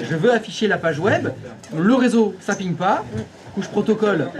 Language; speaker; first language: French; native; French